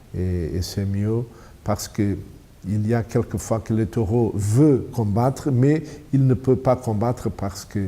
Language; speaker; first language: French; non-native, fluent; Portuguese